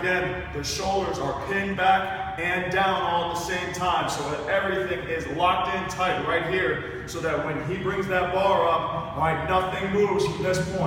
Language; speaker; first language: English; native; English